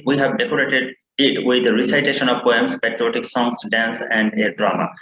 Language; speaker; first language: English; non-native, local second language; Bangla